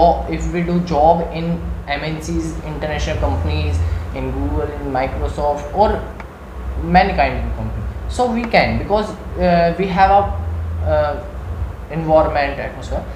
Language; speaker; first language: English; non-native, learner; Hindi